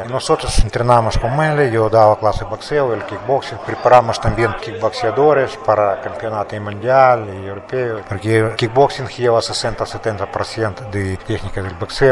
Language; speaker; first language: Spanish; non-native, learner; Russian